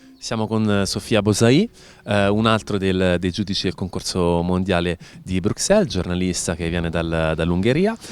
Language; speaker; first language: Italian; native; Italian